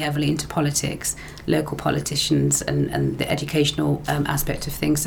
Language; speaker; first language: English; native; English